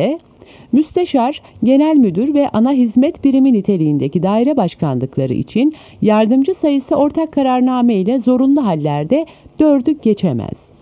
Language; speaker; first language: Turkish; native; Turkish